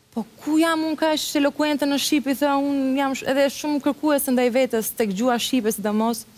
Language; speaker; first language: Albanian; early bilingual, heritage; Albanian